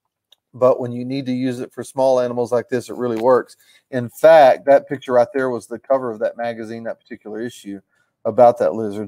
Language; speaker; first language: English; native; English